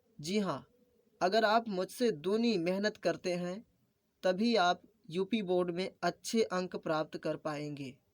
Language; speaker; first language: Hindi; native; Hindi